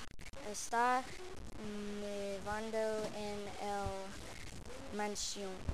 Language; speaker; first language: Spanish; non-native, learner; English